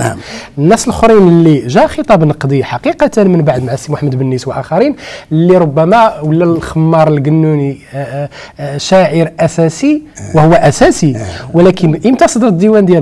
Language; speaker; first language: Arabic; native; Arabic